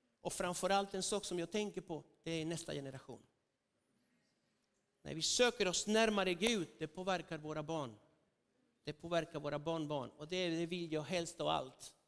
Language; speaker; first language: Swedish; non-native, fluent; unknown